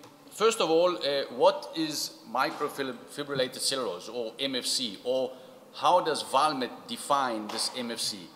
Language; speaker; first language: English; non-native, fluent; Italian